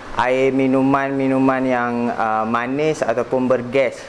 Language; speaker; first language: Malay; native; Malay